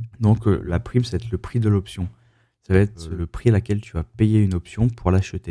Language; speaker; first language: French; native; French